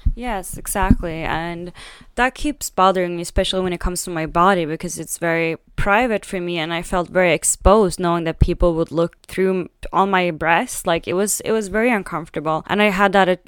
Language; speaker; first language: English; non-native, fluent; Swedish